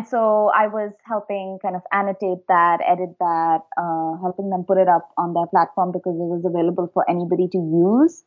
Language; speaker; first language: English; non-native, local second language; Hindi